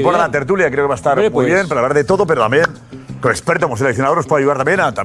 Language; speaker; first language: Spanish; native; Spanish